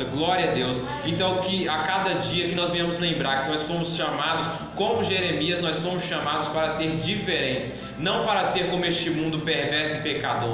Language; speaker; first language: Portuguese; native; Portuguese